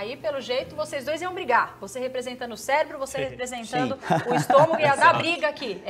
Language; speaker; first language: Portuguese; native; Portuguese